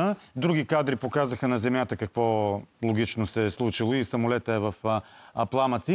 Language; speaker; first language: Bulgarian; native; Bulgarian